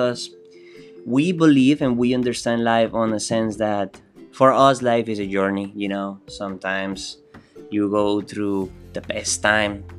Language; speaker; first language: English; non-native, fluent; Spanish